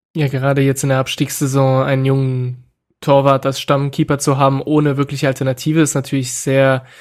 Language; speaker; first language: German; non-native, fluent; French